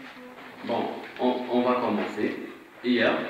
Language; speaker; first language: French; non-native, learner; Arabic